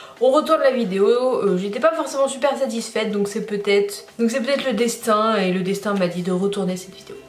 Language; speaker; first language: French; native; French